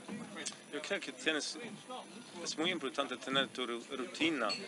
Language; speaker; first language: Spanish; non-native, fluent; Swedish